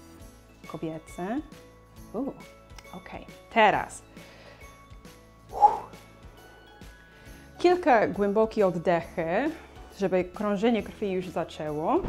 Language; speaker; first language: Polish; non-native, learner; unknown